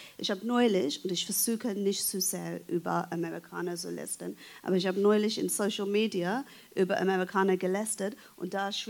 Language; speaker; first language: German; non-native, fluent; English